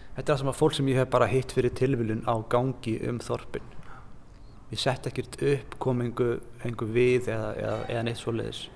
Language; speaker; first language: Icelandic; native; Icelandic